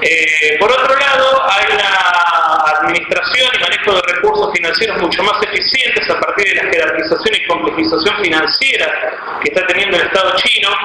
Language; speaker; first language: Spanish; native; Spanish